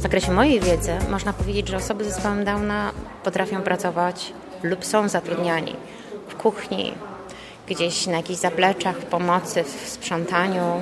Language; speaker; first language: Polish; native; Polish